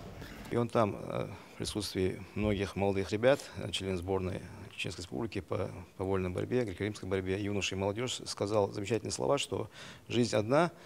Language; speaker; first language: Russian; non-native, local second language; Chechen